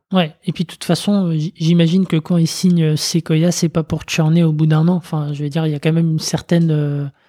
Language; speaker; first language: French; native; French